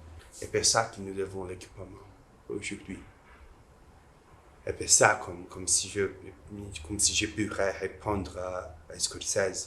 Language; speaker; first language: French; non-native, learner; Portuguese